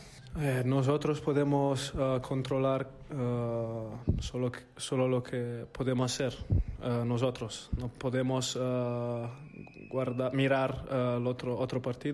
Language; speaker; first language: Spanish; non-native, learner; Italian